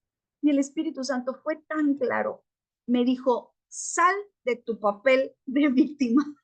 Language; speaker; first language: Spanish; native; Spanish